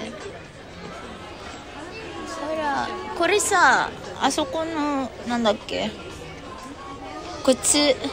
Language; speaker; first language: Japanese; early bilingual, other home language; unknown